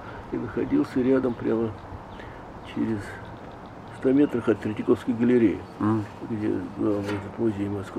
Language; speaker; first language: Russian; native; Russian